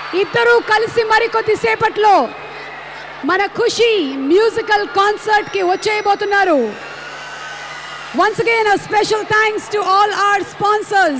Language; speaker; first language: Telugu; native; Telugu